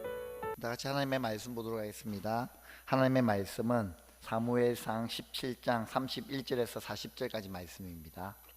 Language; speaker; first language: Korean; native; Korean